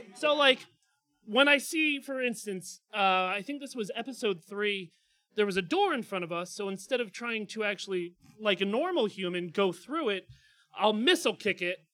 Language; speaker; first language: English; native; English